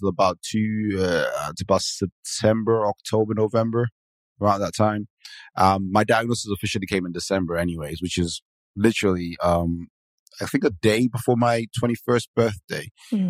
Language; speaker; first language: English; non-native, local second language; Yoruba